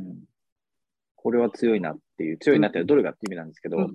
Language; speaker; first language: Japanese; native; Japanese